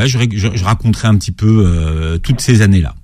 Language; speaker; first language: French; native; French